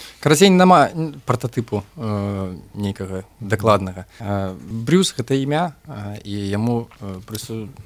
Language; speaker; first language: Belarusian; non-native, local second language; Russian